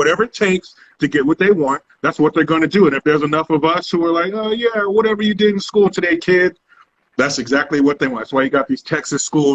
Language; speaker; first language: English; native; English